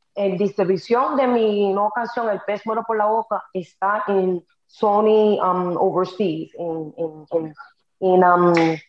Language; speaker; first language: Spanish; early bilingual, heritage; Spanish